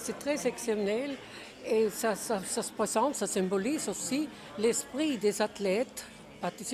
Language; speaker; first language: French; non-native, fluent; Czech